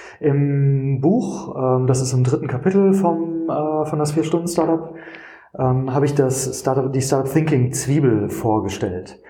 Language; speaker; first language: German; native; German